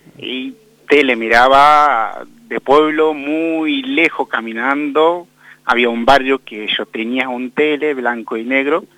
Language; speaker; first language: Spanish; non-native, fluent; Bangla